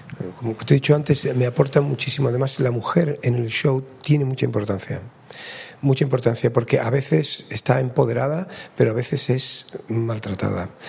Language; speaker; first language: Spanish; native; Spanish